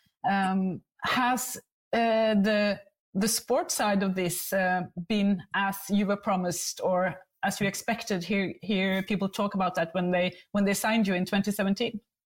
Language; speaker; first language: English; non-native, fluent; Norwegian